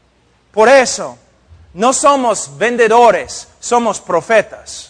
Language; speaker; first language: Spanish; non-native, fluent; English